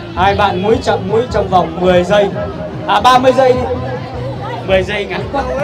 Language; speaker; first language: Vietnamese; non-native, local second language; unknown